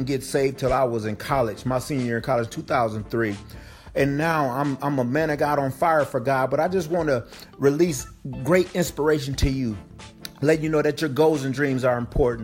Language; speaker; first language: English; native; English